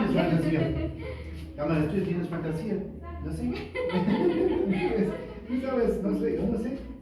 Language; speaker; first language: Spanish; non-native, learner; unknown